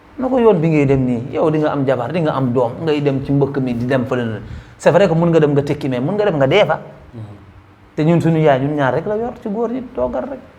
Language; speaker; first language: Wolof; non-native, local second language; Fula